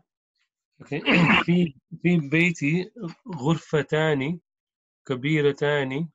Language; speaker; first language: Arabic; non-native, learner; English